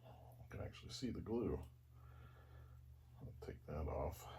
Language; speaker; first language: English; native; English